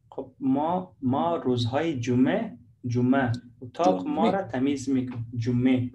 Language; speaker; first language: Persian; non-native, learner; Urdu